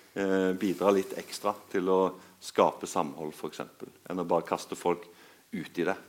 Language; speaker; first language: Norwegian; native; Norwegian